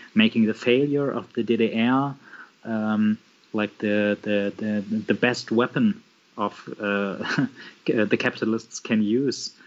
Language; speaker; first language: English; non-native, fluent; German